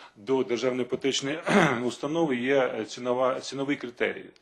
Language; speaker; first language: Ukrainian; non-native, local second language; Russian